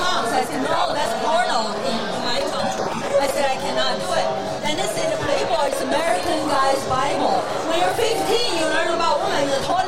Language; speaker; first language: English; non-native, learner; Chinese